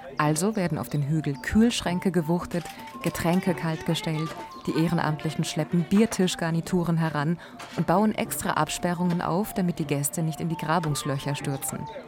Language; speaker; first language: German; native; German